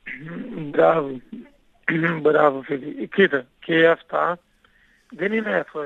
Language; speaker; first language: Greek; non-native, learner; Portuguese